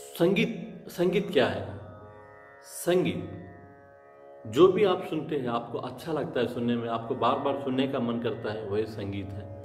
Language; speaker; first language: Hindi; non-native, local second language; Kannada